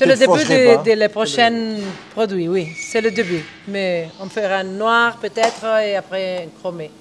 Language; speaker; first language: French; non-native, fluent; Spanish